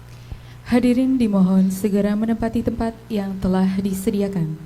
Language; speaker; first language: Indonesian; native; Indonesian